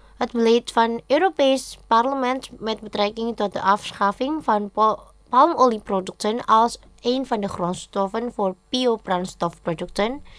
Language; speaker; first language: Dutch; non-native, fluent; Indonesian